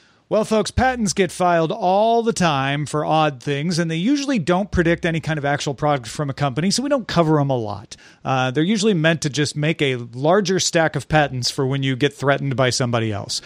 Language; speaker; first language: English; native; English